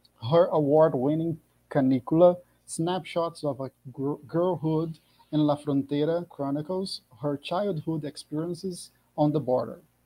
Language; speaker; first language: English; non-native, fluent; Portuguese